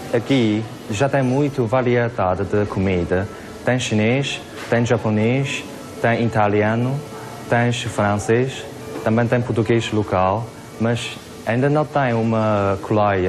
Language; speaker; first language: Portuguese; non-native, learner; Korean